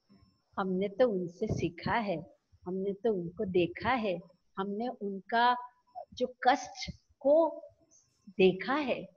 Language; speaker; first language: Hindi; non-native, local second language; Odia